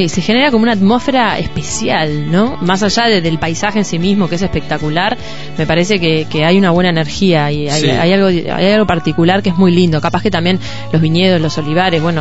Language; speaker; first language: Spanish; native; Spanish